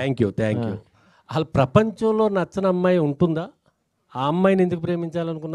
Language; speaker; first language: Telugu; native; Telugu